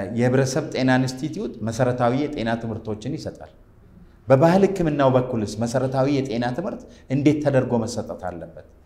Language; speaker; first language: Amharic; native; Amharic